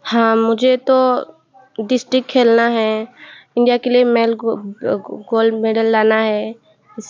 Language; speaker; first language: Hindi; non-native, local second language; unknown